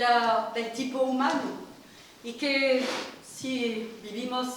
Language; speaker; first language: Spanish; non-native, learner; French